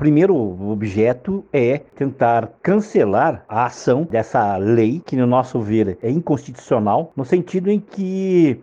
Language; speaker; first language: Portuguese; native; Portuguese